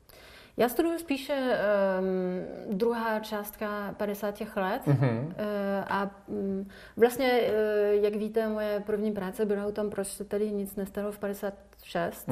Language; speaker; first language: Czech; non-native, fluent; French